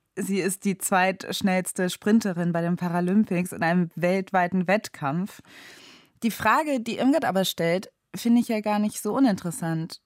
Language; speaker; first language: German; native; German